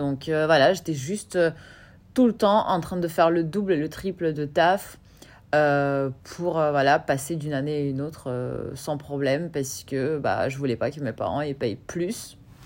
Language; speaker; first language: French; non-native, fluent; Russian